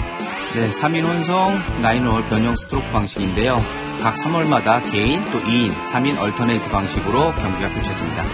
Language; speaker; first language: Korean; native; Korean